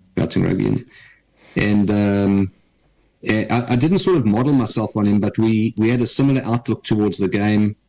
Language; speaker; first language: English; native; English